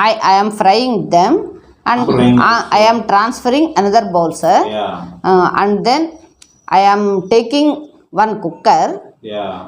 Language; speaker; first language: English; non-native, learner; Telugu